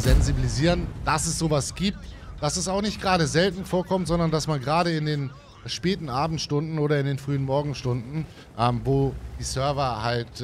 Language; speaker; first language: German; native; German